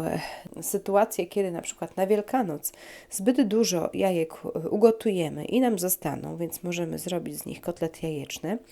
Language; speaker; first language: Polish; native; Polish